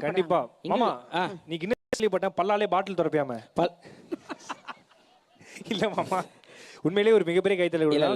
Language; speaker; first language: Tamil; native; Tamil